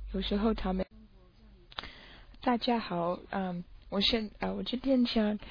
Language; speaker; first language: Chinese; non-native, learner; English